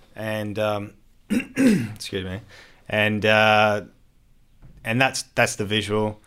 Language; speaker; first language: English; native; English